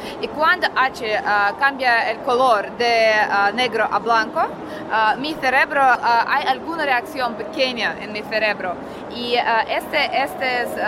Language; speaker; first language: Spanish; non-native, learner; Russian